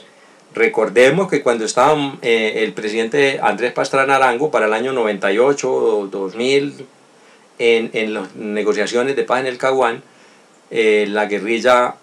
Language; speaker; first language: Spanish; native; Spanish